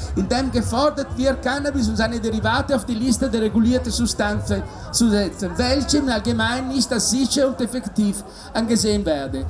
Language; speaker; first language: German; non-native, fluent; Italian